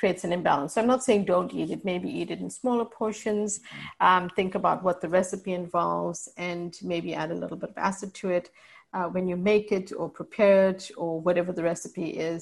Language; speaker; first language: English; native; English